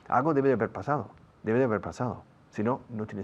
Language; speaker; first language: Spanish; non-native, fluent; English